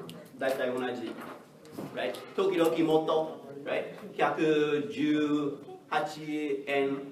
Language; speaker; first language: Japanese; non-native, learner; English